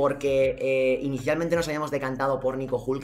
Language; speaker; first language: Spanish; native; Spanish